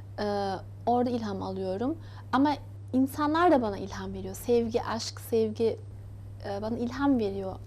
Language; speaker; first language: Turkish; early bilingual, heritage; Turkish